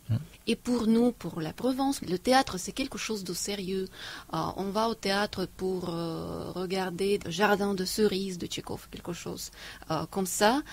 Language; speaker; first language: French; non-native, fluent; Russian